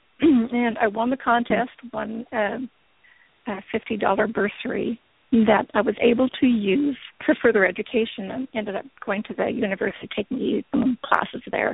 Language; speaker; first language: English; native; English